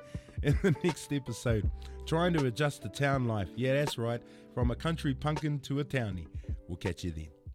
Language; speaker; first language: English; native; English